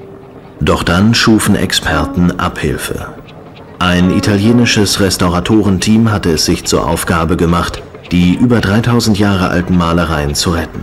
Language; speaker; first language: German; native; German